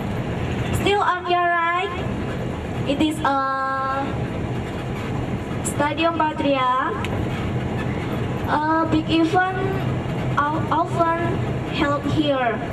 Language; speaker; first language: English; non-native, learner; Indonesian